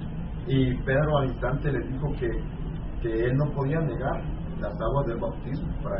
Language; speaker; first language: Spanish; native; Spanish